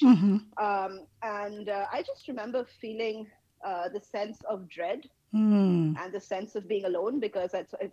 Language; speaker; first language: English; non-native, local second language; Bangla